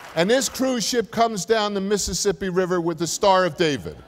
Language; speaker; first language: English; native; English